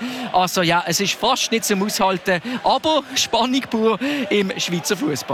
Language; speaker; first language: German; native; German